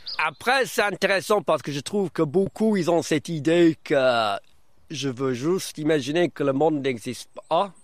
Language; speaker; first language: French; non-native, fluent; English